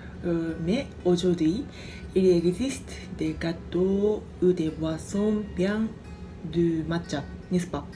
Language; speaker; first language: French; non-native, fluent; Japanese